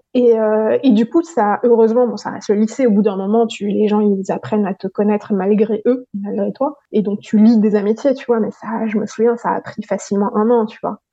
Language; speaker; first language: French; non-native, local second language; Gujarati